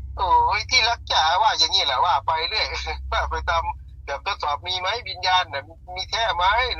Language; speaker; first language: Thai; non-native, local second language; Northeastern Thai